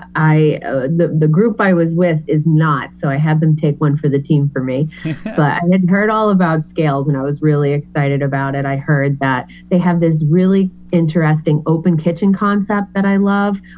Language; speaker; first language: English; native; English